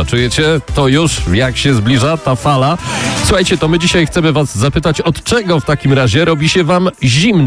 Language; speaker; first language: Polish; native; Polish